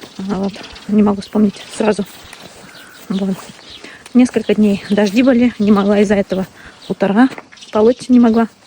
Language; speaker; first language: Russian; non-native, local second language; Bashkir